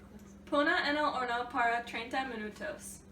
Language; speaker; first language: Spanish; non-native, learner; English